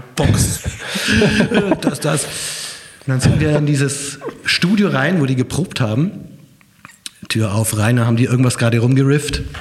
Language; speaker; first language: German; native; German